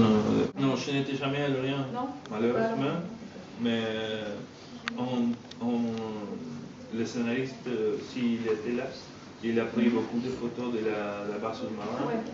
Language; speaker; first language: French; non-native, fluent; Spanish